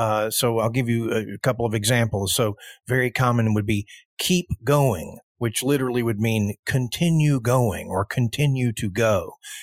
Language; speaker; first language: English; early bilingual, other home language; Spanish